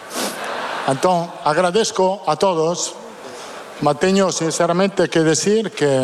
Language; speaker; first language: Portuguese; non-native, fluent; Italian